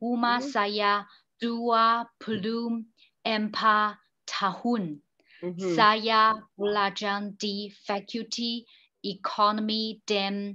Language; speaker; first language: Indonesian; non-native, learner; Chinese